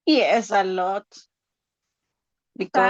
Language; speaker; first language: English; non-native, learner; Spanish